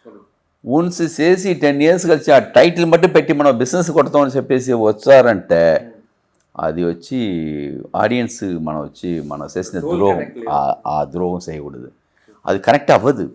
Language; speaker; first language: Telugu; non-native, learner; Tamil